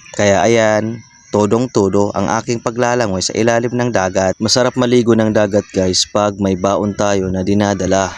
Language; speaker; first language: Filipino; non-native, local second language; Cebuano